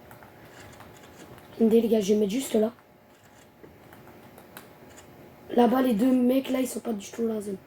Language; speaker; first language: French; native; French